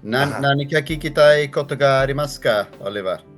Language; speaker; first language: Japanese; non-native, learner; English